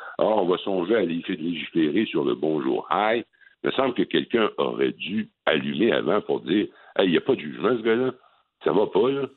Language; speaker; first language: French; native; French